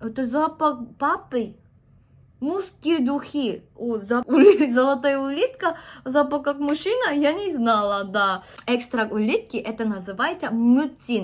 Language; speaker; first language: Russian; non-native, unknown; Korean